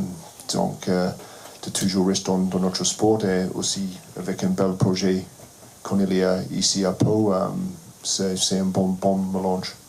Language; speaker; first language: French; non-native, fluent; English